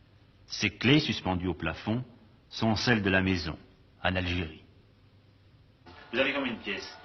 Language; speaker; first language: French; native; French